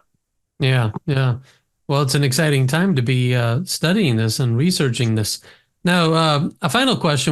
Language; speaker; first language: English; native; English